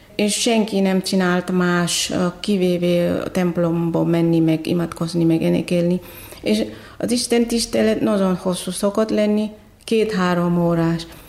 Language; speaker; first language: Hungarian; non-native, fluent; Batak Toba